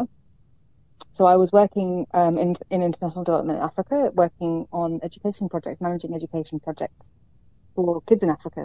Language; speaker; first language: English; native; English